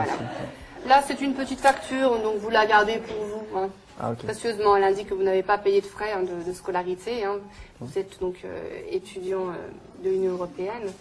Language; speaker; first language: French; native; French